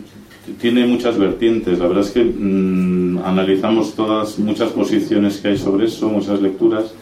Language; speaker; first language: Spanish; native; Spanish